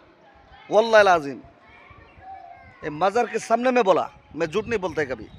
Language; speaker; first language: Hindi; non-native, learner; Bangla